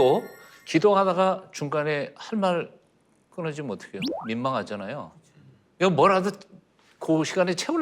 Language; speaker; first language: Korean; native; Korean